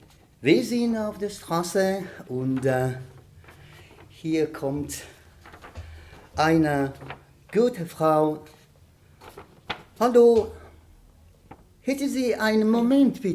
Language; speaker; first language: German; non-native, learner; Spanish